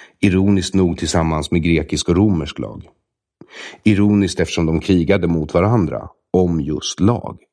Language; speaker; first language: Swedish; native; Swedish